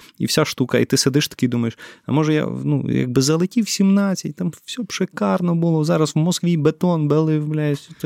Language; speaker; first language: Ukrainian; native; Ukrainian